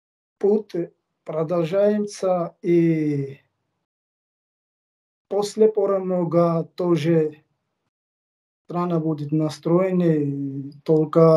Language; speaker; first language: Russian; non-native, fluent; Georgian